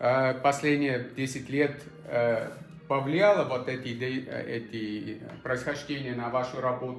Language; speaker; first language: Russian; non-native, fluent; German